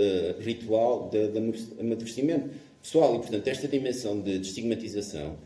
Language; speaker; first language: Portuguese; native; Portuguese